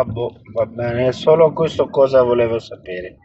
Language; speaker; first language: Italian; non-native, learner; Punjabi